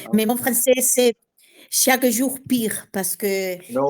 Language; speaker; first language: French; non-native, fluent; Catalan